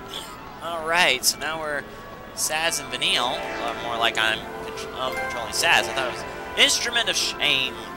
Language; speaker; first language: English; native; English